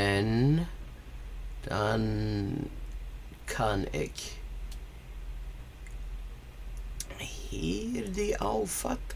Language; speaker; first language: Dutch; non-native, learner; English